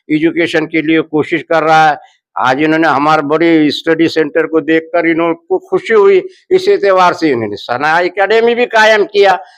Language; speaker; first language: Hindi; non-native, local second language; Urdu